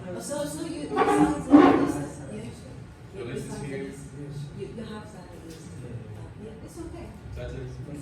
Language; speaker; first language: English; non-native, learner; Chinese